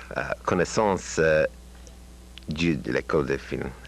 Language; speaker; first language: French; non-native, learner; English